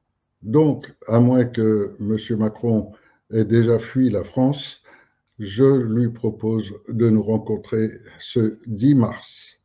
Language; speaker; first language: French; native; French